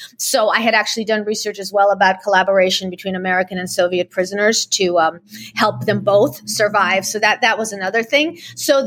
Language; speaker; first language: English; early bilingual, other home language; Russian